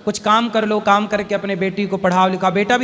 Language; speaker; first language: Hindi; native; Hindi